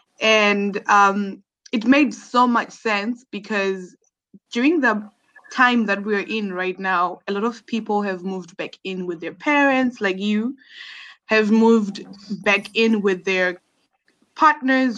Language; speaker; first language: English; non-native, local second language; Shona